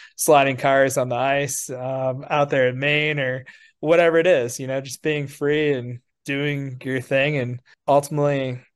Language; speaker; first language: English; native; English